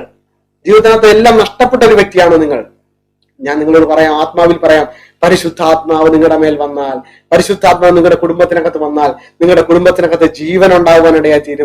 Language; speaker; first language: Malayalam; native; Malayalam